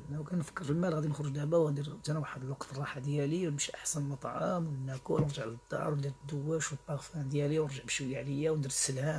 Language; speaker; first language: Arabic; native; Arabic